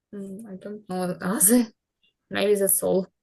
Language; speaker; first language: English; non-native, learner; Ukrainian